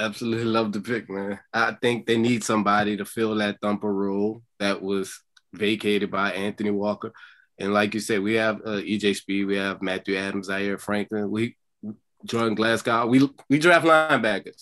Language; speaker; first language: English; native; English